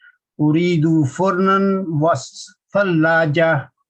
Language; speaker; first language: Arabic; non-native, fluent; Urdu